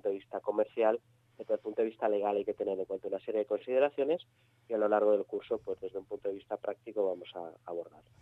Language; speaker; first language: Spanish; native; Spanish